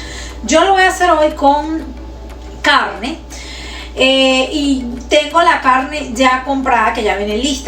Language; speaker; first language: Spanish; native; Spanish